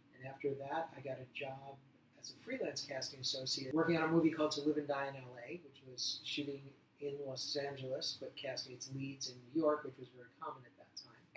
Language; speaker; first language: English; native; English